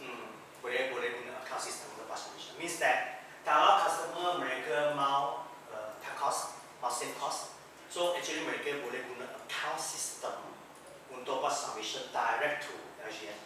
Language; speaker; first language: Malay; non-native, local second language; Chinese